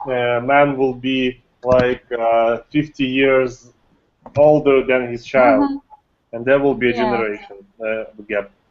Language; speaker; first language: English; non-native, fluent; Russian